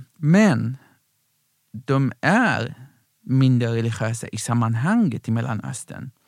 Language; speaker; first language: Swedish; non-native, fluent; Arabic